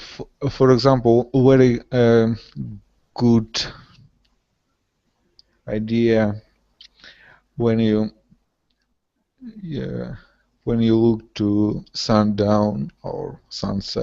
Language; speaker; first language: English; non-native, learner; Russian